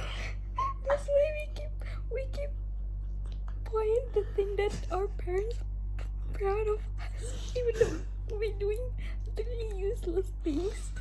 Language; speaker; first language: English; non-native, local second language; Indonesian